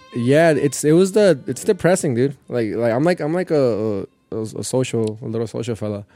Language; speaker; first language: English; early bilingual, other home language; Spanish